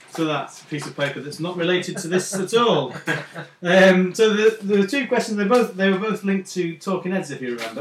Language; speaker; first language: English; native; English